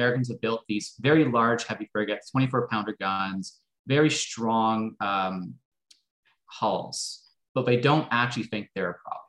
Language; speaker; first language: English; native; English